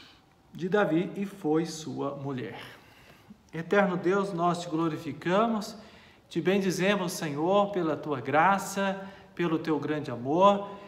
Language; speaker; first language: Portuguese; native; Portuguese